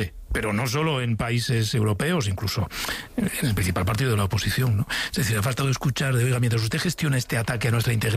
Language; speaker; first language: Spanish; native; Spanish